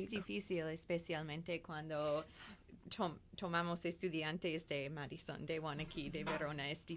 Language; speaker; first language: Spanish; non-native, fluent; English